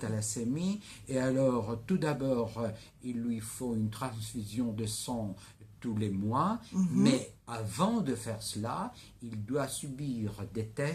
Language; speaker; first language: French; non-native, fluent; Greek